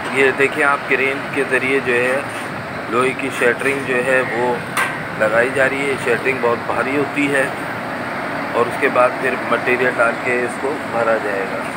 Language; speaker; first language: Urdu; native; Urdu